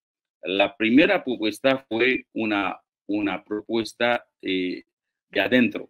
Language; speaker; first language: Spanish; non-native, fluent; Haitian Creole